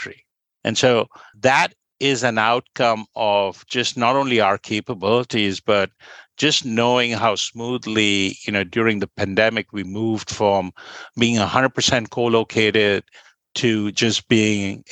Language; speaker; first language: English; non-native, local second language; Bangla